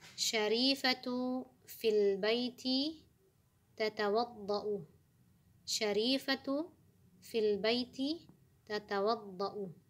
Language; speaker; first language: Arabic; non-native, fluent; Indonesian